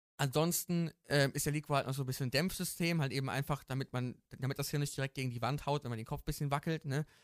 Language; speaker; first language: German; native; German